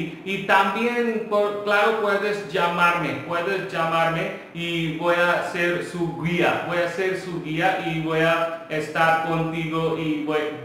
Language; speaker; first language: Spanish; non-native, local second language; Hindi